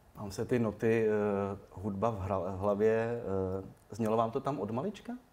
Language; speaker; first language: Czech; native; Czech